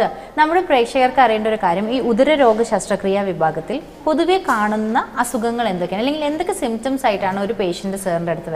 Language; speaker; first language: Malayalam; native; Malayalam